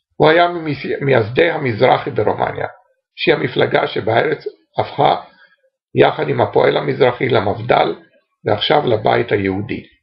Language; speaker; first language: Hebrew; early bilingual, other home language; Romanian